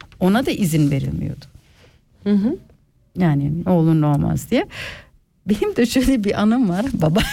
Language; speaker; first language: Turkish; early bilingual, heritage; Turkish